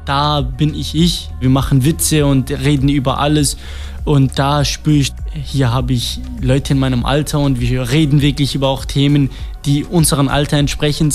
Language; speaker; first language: German; non-native, fluent; Kurdish